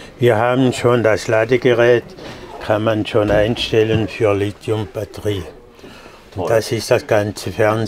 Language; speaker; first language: German; non-native, fluent; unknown